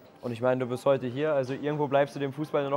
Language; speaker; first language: German; native; German